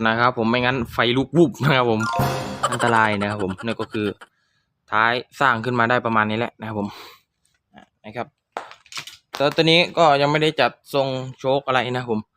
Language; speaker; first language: Thai; native; Thai